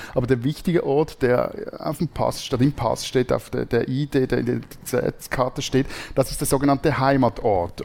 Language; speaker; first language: German; native; German